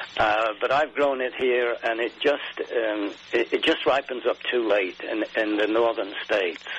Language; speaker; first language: English; native; English